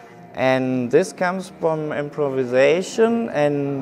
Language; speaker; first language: English; non-native, fluent; German